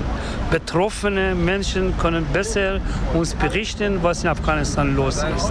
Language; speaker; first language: German; non-native, learner; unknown